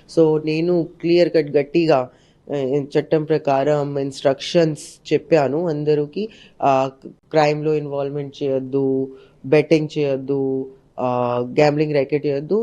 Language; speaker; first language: Telugu; non-native, learner; Hindi